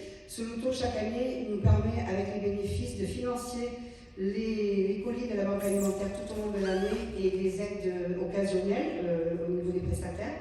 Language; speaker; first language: French; native; French